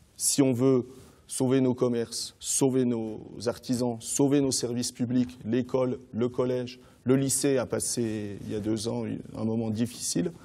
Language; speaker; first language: French; native; French